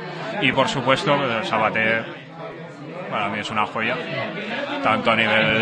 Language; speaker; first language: Spanish; native; Spanish